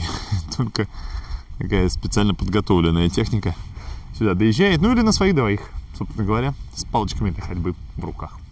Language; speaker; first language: Russian; native; Russian